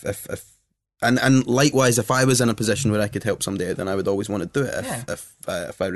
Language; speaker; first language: English; native; English